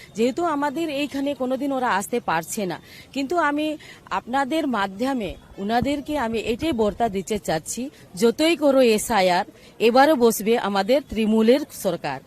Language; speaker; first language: Bangla; non-native, local second language; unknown